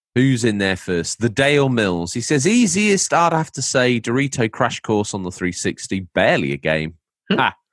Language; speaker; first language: English; native; English